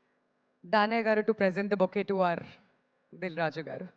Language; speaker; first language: Telugu; native; Telugu